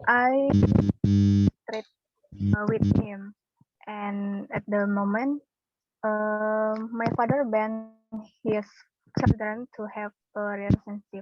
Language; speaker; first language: English; non-native, learner; Indonesian